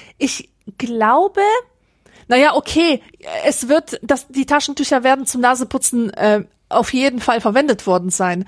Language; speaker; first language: German; early bilingual, other home language; Polish